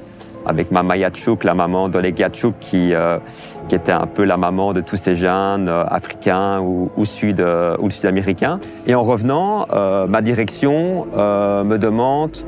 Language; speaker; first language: French; native; French